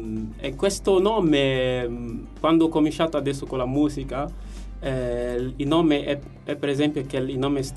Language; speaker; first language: Italian; non-native, learner; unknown